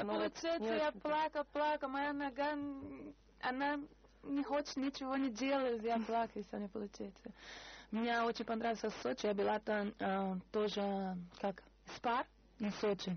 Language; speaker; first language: Russian; non-native, learner; Portuguese